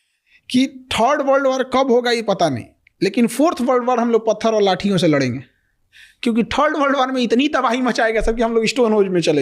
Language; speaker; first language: Hindi; native; Hindi